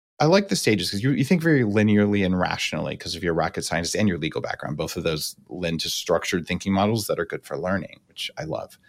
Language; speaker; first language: English; native; English